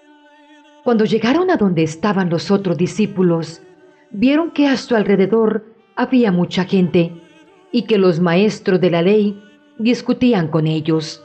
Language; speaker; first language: Spanish; native; Spanish